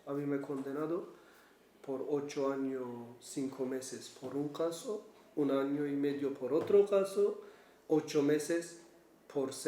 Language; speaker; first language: Spanish; non-native, learner; Kurdish